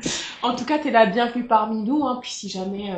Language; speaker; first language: French; native; French